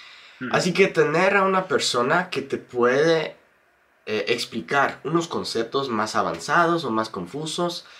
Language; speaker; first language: Spanish; non-native, fluent; English